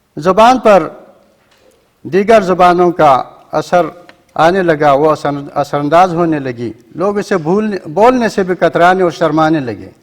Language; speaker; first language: Urdu; non-native, local second language; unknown